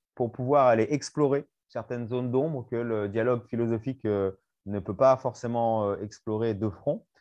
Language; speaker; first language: French; native; French